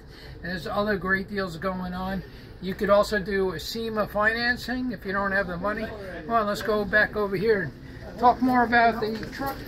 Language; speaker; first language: English; native; English